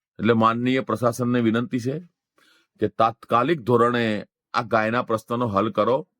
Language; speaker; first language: Gujarati; non-native, local second language; Hindi